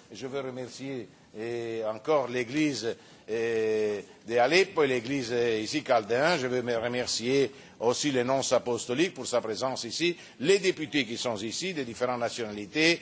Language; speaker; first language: French; non-native, fluent; Italian